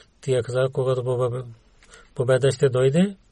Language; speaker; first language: Bulgarian; non-native, learner; Urdu